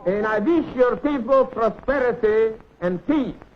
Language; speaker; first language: English; non-native, fluent; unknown